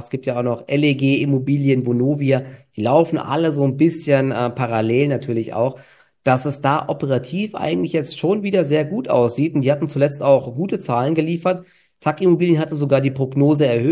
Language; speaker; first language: German; native; German